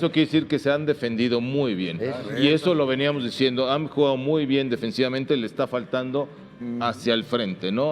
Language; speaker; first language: Spanish; native; Spanish